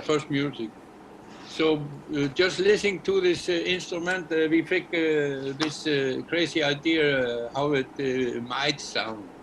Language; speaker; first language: English; non-native, learner; Icelandic